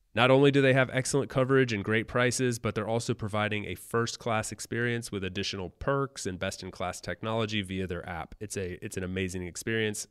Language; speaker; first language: English; native; English